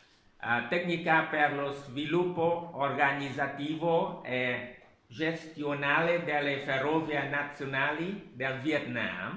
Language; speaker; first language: Italian; non-native, learner; Vietnamese